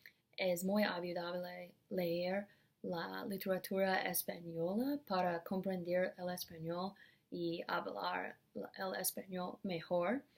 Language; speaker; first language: Spanish; non-native, learner; English